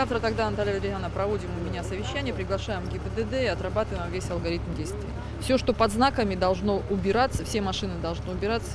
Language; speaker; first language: Russian; native; Russian